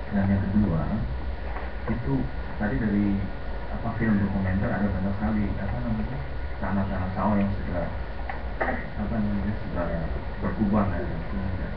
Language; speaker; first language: Indonesian; native; Indonesian